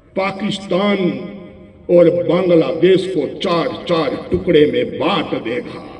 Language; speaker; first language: Hindi; non-native, local second language; Gujarati